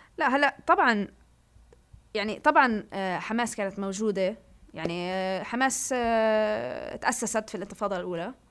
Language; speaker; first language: Arabic; early bilingual, heritage; Arabic